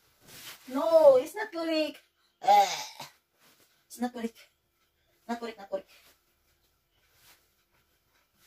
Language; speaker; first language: English; non-native, learner; Filipino